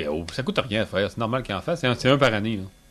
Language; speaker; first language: French; native; French